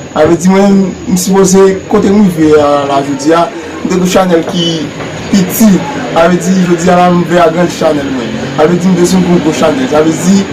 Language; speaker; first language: French; non-native, learner; Haitian Creole